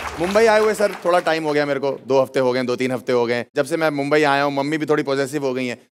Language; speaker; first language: Hindi; native; Hindi